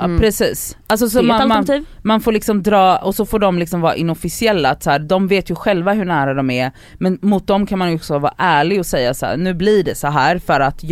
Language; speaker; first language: Swedish; native; Swedish